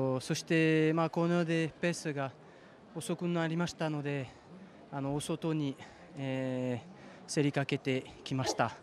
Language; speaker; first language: Japanese; non-native, fluent; French